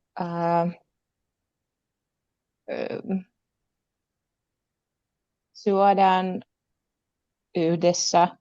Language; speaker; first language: Finnish; non-native, learner; Russian